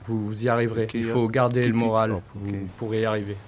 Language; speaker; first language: French; non-native, learner; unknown